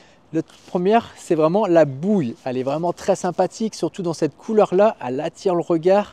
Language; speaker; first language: French; native; French